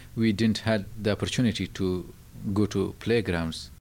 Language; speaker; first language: English; non-native, fluent; Pashto